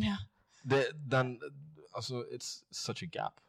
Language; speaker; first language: Norwegian; non-native, fluent; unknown